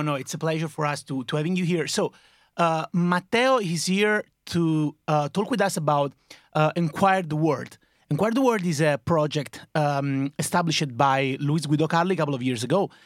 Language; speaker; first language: English; non-native, fluent; Italian